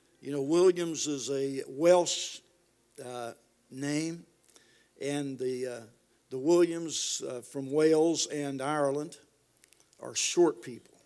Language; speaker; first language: English; native; English